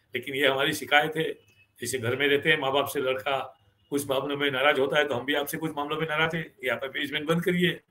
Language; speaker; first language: Hindi; non-native, local second language; Gujarati